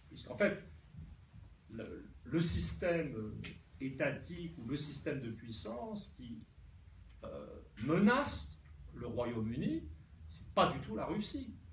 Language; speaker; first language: French; native; French